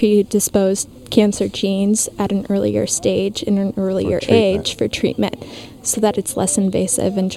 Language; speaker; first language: English; native; English